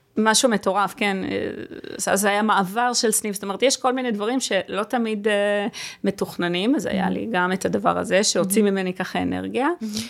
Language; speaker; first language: Hebrew; early bilingual, other home language; Russian